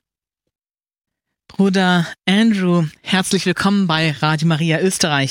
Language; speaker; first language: German; native; German